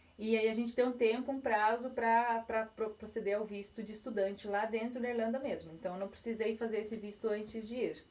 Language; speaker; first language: Portuguese; early bilingual, heritage; Portuguese